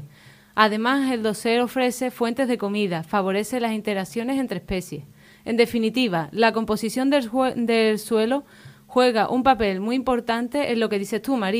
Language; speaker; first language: Spanish; native; Spanish